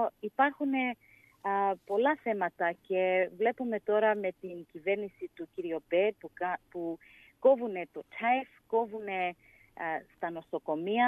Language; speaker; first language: Greek; early bilingual, heritage; English